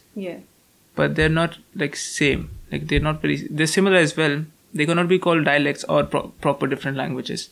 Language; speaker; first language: English; non-native, local second language; Hindi